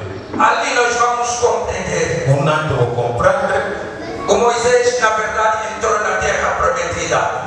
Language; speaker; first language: Portuguese; non-native, fluent; Lingala